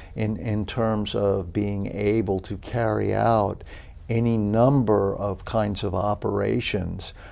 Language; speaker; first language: English; native; English